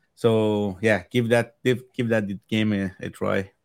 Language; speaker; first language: English; non-native, fluent; Persian